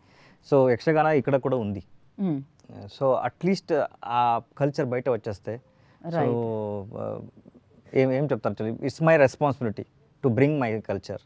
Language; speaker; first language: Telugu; non-native, learner; Kannada